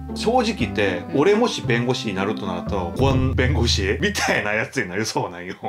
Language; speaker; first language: Japanese; non-native, fluent; Korean